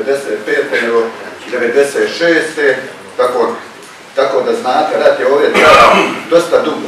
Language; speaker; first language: Croatian; native; Croatian